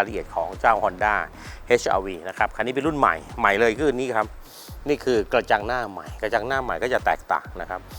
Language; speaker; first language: Thai; native; Thai